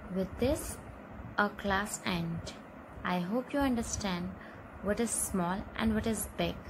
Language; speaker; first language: English; non-native, local second language; Hindi